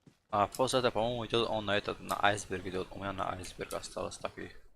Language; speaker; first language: Russian; non-native, local second language; Tajik